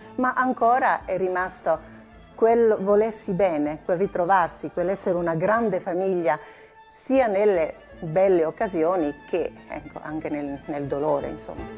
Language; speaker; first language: Italian; native; Italian